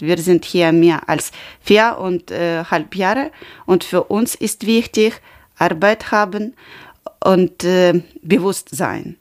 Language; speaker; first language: German; non-native, learner; Ukrainian